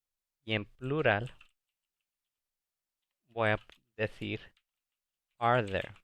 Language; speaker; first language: Spanish; early bilingual, heritage; Spanish